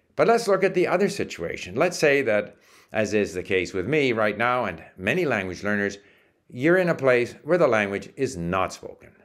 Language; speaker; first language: English; early bilingual, other home language; Czech